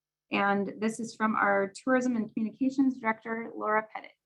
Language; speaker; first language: English; native; English